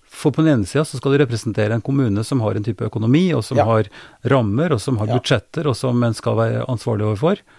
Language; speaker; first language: Norwegian; native; Norwegian